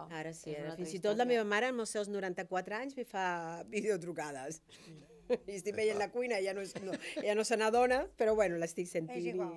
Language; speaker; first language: Catalan; non-native, fluent; Spanish